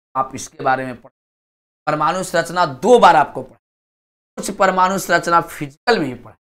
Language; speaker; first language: Hindi; native; Hindi